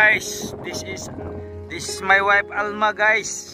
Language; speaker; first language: English; non-native, local second language; Cebuano